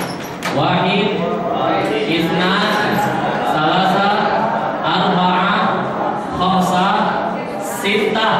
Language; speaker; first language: Arabic; non-native, fluent; Indonesian